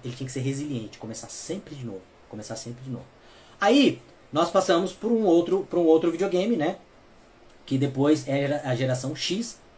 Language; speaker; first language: Portuguese; native; Portuguese